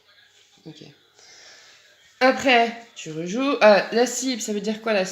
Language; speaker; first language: French; native; French